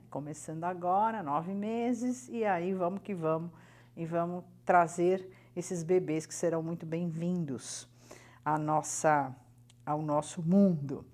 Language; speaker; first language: Portuguese; native; Portuguese